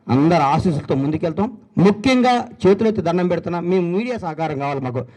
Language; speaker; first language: Telugu; native; Telugu